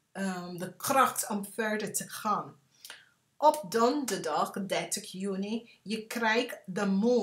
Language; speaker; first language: Dutch; non-native, learner; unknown